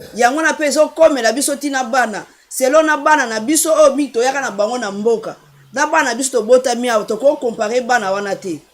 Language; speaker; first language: Lingala; native; Lingala